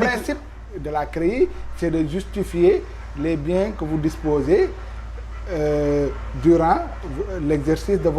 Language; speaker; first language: French; non-native, local second language; Wolof